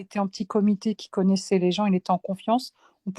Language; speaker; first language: French; native; French